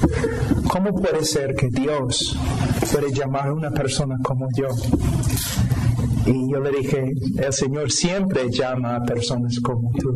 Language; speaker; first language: Spanish; non-native, fluent; English